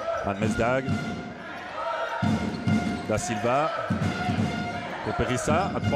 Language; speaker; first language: French; native; French